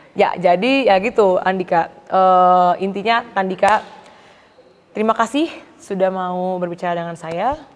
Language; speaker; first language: Indonesian; native; Indonesian